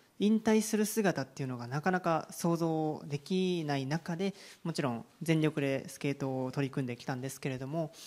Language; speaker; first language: Japanese; native; Japanese